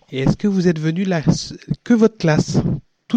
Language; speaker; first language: French; native; French